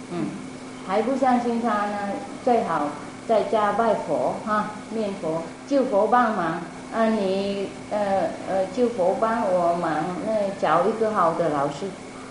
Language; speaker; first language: Chinese; non-native, fluent; Vietnamese